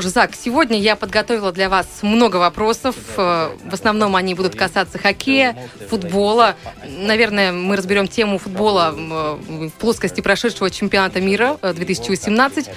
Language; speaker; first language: Russian; native; Russian